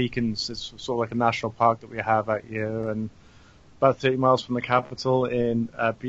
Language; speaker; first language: English; native; English